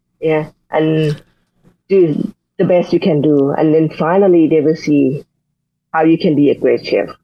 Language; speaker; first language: English; non-native, learner; Thai